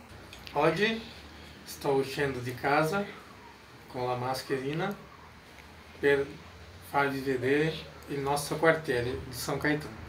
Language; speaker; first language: Italian; non-native, learner; Portuguese